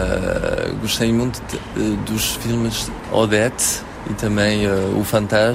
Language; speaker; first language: Portuguese; early bilingual, heritage; French